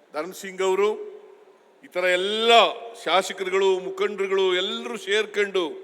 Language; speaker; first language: Kannada; native; Kannada